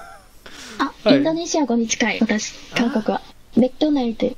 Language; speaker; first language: Japanese; non-native, fluent; Korean